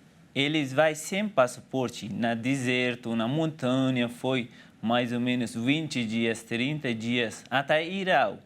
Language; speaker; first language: Portuguese; non-native, learner; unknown